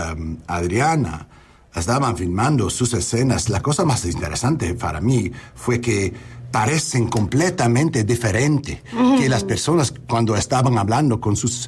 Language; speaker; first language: Spanish; non-native, learner; English